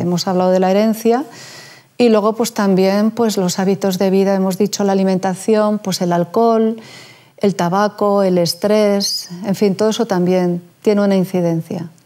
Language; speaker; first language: Spanish; native; Spanish